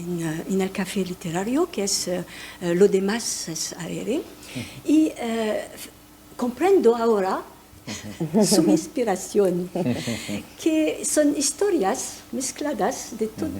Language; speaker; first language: Spanish; non-native, fluent; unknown